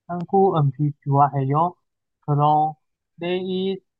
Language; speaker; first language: Korean; non-native, learner; Chinese